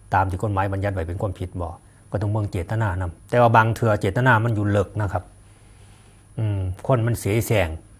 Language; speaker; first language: Thai; native; Thai